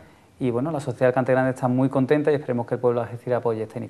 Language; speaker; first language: Spanish; native; Spanish